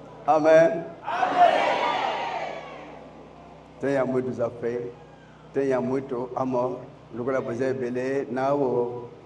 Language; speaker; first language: Portuguese; non-native, learner; Lingala